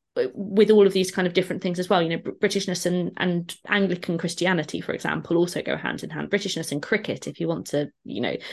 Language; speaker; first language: English; native; English